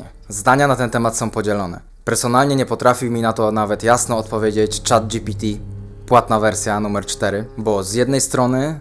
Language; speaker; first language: Polish; native; Polish